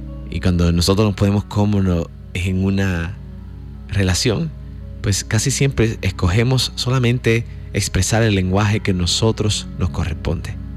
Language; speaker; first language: Spanish; native; Spanish